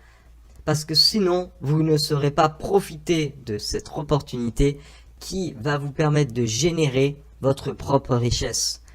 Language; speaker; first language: French; native; French